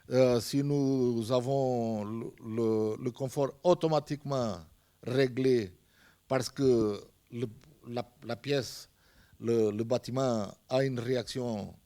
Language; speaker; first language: French; non-native, fluent; Portuguese